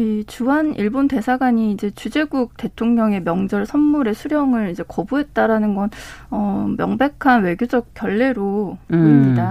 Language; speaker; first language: Korean; native; Korean